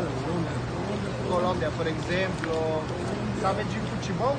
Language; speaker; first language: Portuguese; non-native, learner; French